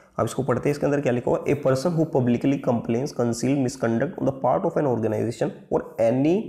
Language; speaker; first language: Hindi; native; Hindi